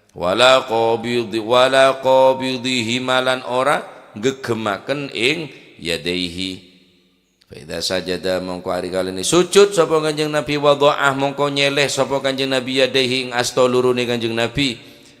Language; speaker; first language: Javanese; non-native, local second language; Madurese